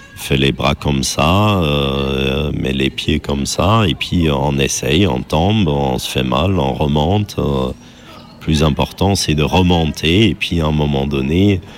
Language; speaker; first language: French; non-native, fluent; German